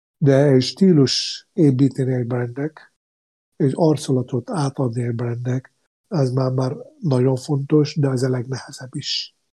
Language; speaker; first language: Hungarian; non-native, fluent; Arabic